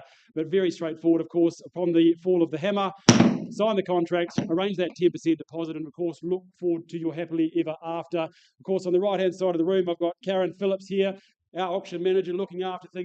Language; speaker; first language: English; native; English